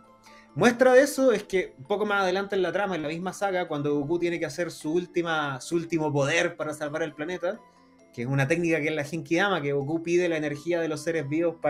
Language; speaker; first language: Spanish; native; Spanish